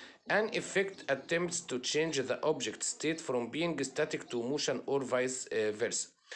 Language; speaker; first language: English; non-native, fluent; Arabic